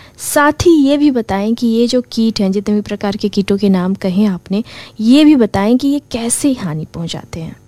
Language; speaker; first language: Hindi; native; Hindi